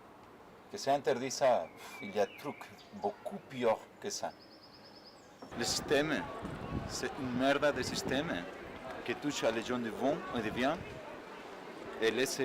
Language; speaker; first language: French; non-native, learner; Spanish